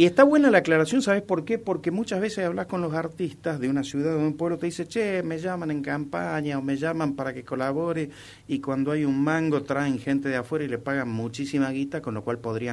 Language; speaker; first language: Spanish; native; Spanish